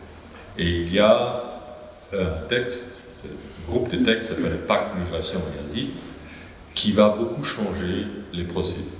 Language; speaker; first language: French; native; French